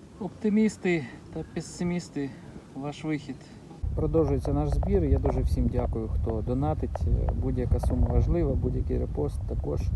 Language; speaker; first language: Ukrainian; non-native, local second language; Russian